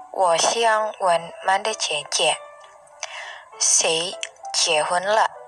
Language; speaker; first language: Chinese; non-native, learner; Indonesian